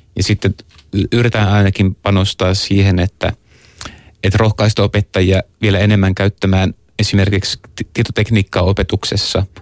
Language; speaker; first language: Finnish; early bilingual, other home language; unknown